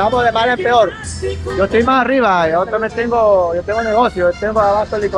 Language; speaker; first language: Spanish; native; Spanish